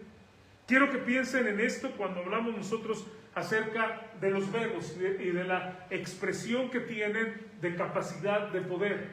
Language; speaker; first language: Spanish; native; Spanish